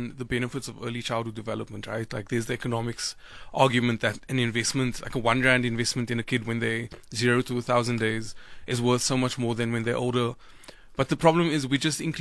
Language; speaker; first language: English; native; English